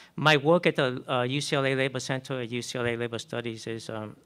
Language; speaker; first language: English; native; English